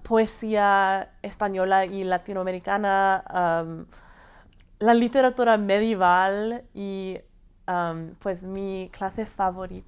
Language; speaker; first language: Spanish; non-native, fluent; English